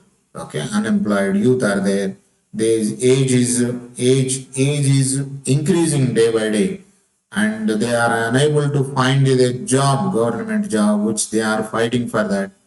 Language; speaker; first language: English; non-native, local second language; Telugu